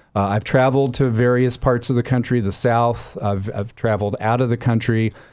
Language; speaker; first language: English; native; English